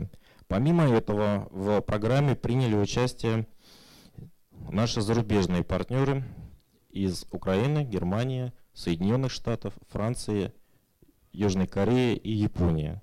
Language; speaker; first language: Russian; native; Russian